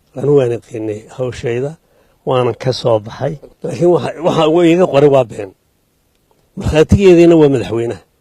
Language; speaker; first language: Somali; native; Somali